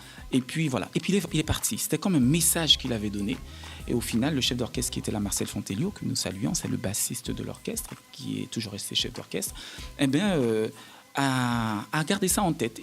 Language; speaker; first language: French; native; French